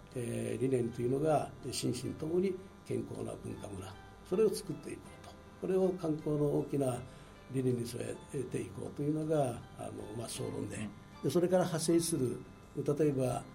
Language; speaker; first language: Japanese; native; Japanese